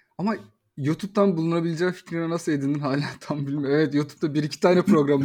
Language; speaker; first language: Turkish; native; Turkish